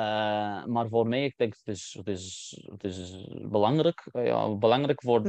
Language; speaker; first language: Dutch; non-native, learner; English